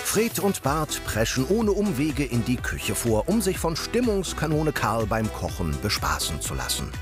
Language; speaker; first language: German; native; German